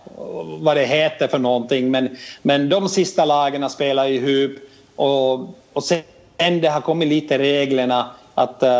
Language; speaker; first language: Swedish; non-native, fluent; Finnish